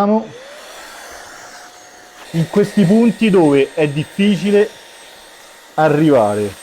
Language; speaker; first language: Italian; native; Italian